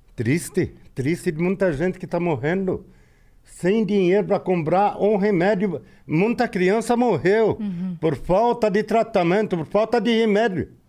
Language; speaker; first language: Portuguese; non-native, fluent; Arabic